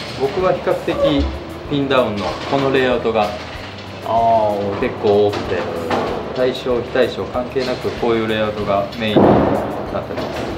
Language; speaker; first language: Japanese; native; Japanese